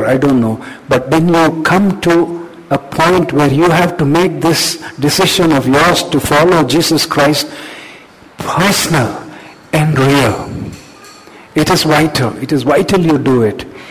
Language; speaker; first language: English; non-native, local second language; Malayalam